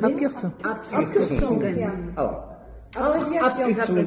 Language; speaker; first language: German; non-native, learner; French